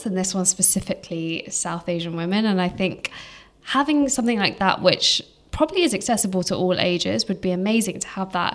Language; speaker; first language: English; native; English